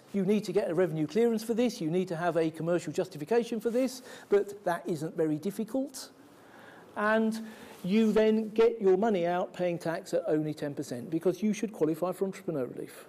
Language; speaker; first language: English; native; English